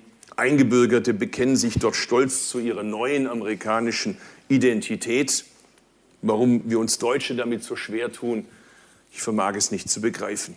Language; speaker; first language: German; early bilingual, other home language; Turkish